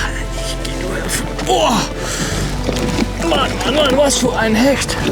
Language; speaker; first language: German; non-native, learner; Dutch